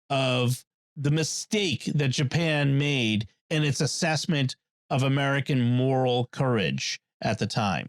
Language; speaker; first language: English; native; English